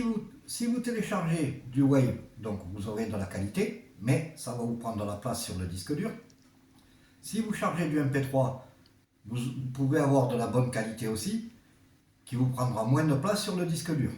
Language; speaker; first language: French; native; French